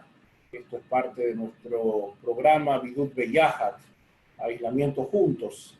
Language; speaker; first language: Spanish; native; Spanish